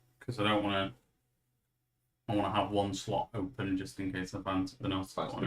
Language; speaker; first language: English; native; English